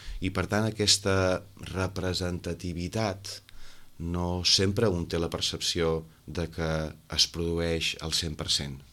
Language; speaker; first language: Catalan; native; Catalan